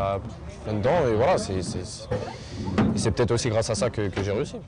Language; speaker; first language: French; native; French